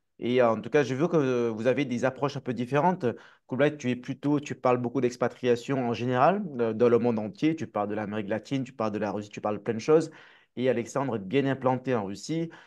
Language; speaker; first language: French; native; French